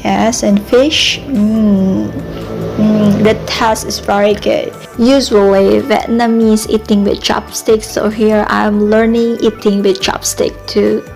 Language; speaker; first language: English; non-native, fluent; Indonesian